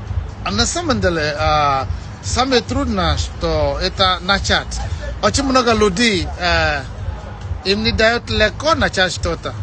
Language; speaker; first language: Russian; non-native, fluent; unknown